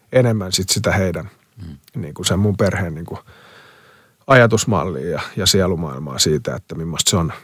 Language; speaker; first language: Finnish; early bilingual, other home language; Spanish